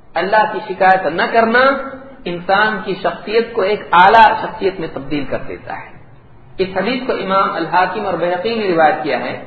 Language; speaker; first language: Urdu; native; Urdu